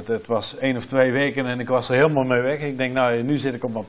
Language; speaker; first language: Dutch; native; Dutch